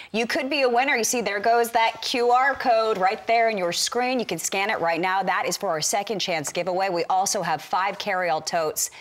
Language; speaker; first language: English; native; English